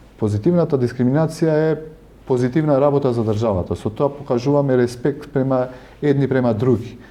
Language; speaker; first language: Macedonian; non-native, local second language; Albanian